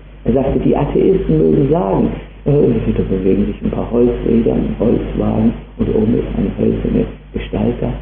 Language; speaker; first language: German; native; German